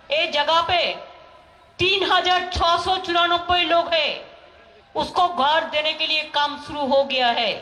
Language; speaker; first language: Hindi; non-native, local second language; Bangla